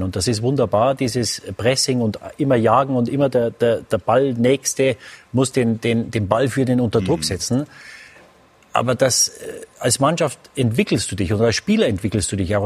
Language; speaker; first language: German; native; German